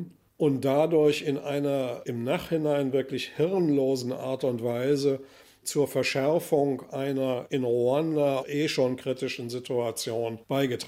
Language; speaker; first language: German; native; German